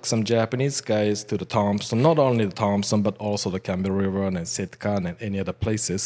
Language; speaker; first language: English; non-native, fluent; Japanese